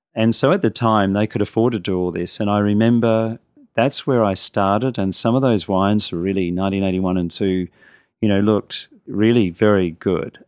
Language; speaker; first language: English; native; English